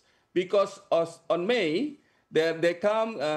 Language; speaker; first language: English; non-native, fluent; Indonesian